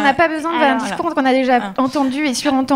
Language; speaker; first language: French; native; French